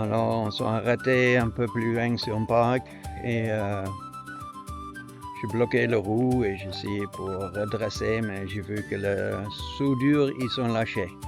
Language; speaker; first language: French; non-native, learner; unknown